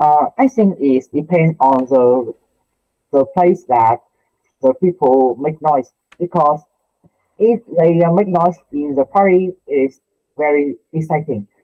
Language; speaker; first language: English; non-native, learner; Vietnamese